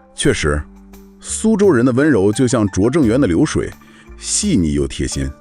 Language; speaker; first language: Chinese; non-native, fluent; English